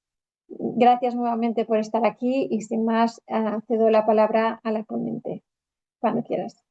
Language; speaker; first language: Spanish; native; Spanish